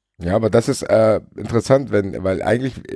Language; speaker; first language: German; native; German